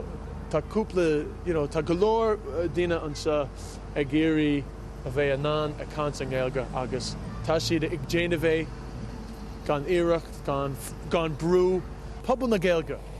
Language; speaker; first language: Irish; non-native, learner; English